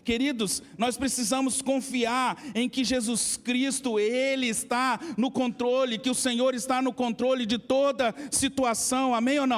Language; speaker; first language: Portuguese; native; Portuguese